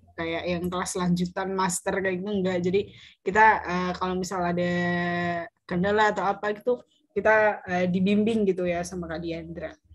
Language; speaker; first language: Indonesian; native; Indonesian